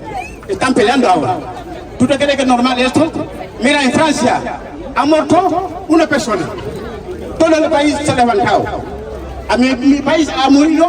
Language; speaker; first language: Spanish; non-native, learner; Wolof